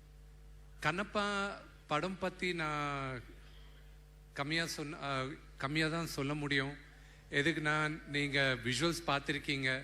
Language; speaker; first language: Tamil; non-native, local second language; Telugu